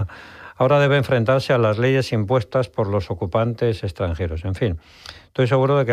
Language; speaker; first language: Spanish; native; Spanish